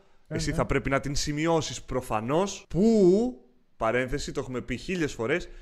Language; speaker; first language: Greek; native; Greek